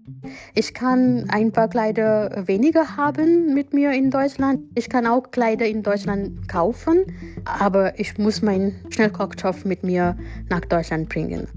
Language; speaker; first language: German; non-native, learner; Gujarati